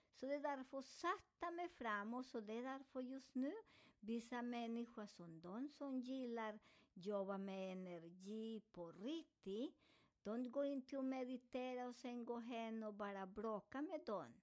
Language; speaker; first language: Swedish; non-native, fluent; Spanish